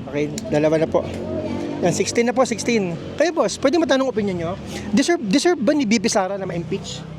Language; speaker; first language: Filipino; native; Filipino